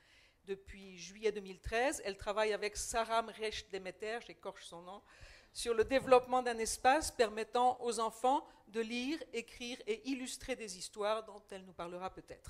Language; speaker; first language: French; native; French